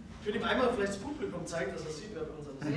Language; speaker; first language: German; native; German